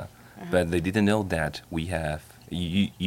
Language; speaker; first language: English; non-native, learner; Chinese